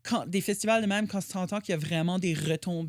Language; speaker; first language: French; native; French